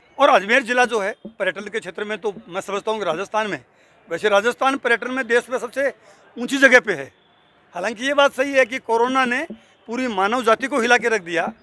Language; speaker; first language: Hindi; native; Hindi